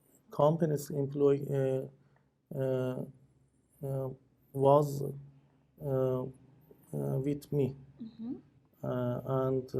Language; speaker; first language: English; non-native, learner; Persian